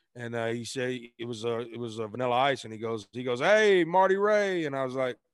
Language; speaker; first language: English; native; English